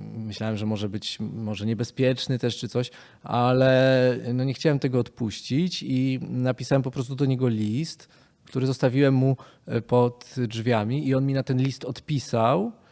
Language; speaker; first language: Polish; native; Polish